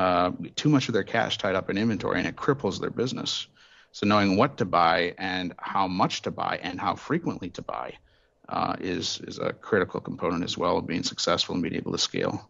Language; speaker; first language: English; native; English